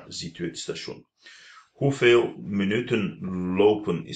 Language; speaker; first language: Dutch; non-native, fluent; Turkish